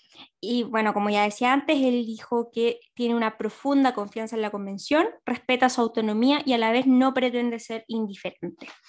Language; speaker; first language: Spanish; native; Spanish